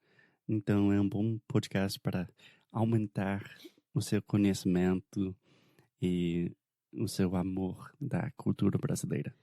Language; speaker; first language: Portuguese; non-native, fluent; English